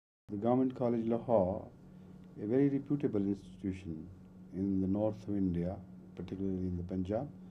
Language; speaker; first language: English; non-native, local second language; Punjabi